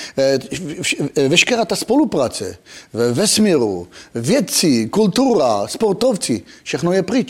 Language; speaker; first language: Czech; non-native, fluent; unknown